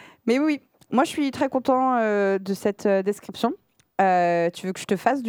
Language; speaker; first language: French; native; French